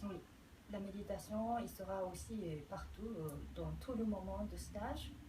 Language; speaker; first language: French; non-native, fluent; Japanese